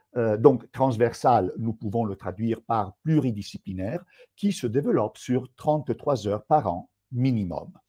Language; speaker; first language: French; non-native, fluent; Italian